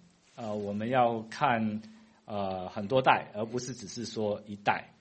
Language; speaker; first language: Chinese; non-native, fluent; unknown